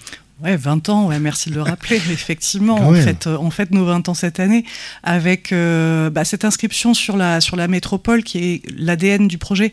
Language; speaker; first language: French; native; French